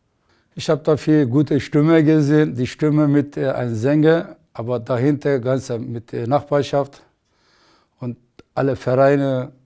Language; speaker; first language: German; non-native, learner; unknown